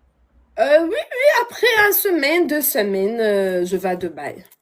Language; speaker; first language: French; non-native, learner; Arabic